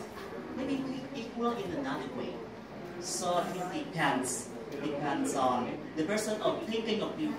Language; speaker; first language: English; non-native, learner; Vietnamese